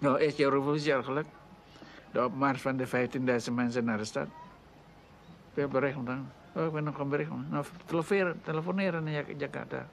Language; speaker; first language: Dutch; non-native, local second language; Indonesian